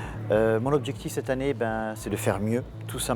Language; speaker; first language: French; native; French